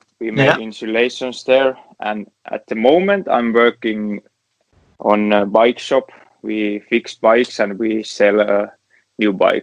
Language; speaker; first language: English; non-native, learner; Finnish